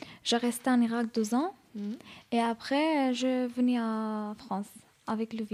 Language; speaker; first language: French; non-native, learner; Arabic